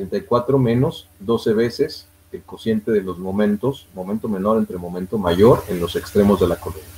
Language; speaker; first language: Spanish; native; Spanish